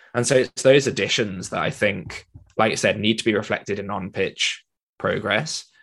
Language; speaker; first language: English; native; English